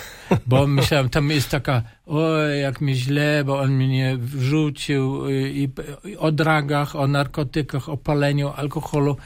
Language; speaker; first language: Polish; non-native, fluent; German